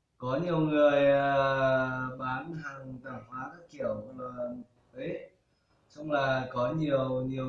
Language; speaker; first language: Vietnamese; non-native, local second language; Hmong